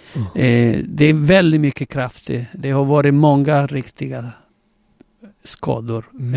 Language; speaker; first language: Swedish; non-native, fluent; Spanish